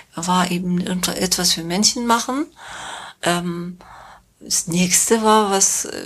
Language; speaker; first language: German; non-native, fluent; Persian